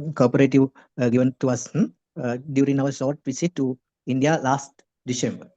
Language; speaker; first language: English; non-native, local second language; Sinhala